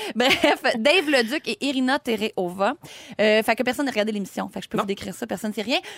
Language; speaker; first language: French; native; French